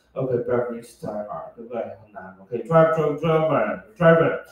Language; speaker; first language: English; non-native, fluent; Chinese